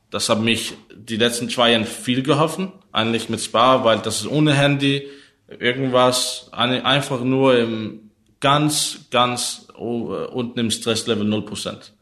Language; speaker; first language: German; non-native, learner; Danish